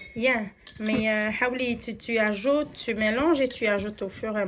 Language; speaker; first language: French; non-native, local second language; Arabic